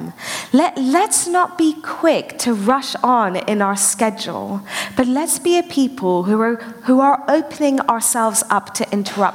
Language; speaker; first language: English; native; English